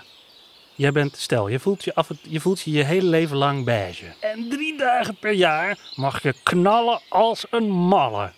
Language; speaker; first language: Dutch; native; Dutch